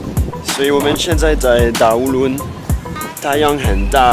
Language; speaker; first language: Chinese; non-native, fluent; French